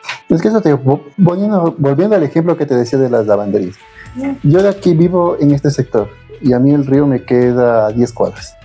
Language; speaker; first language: Spanish; native; Spanish